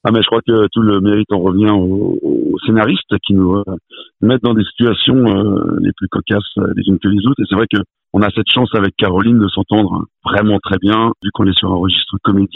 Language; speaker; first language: French; native; French